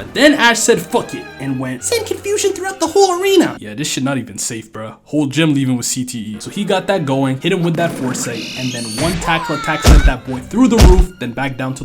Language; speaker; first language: English; native; English